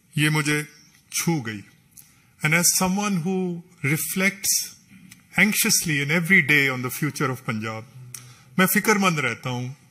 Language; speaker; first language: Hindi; non-native, local second language; Punjabi